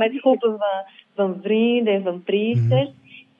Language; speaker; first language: Dutch; non-native, learner; Portuguese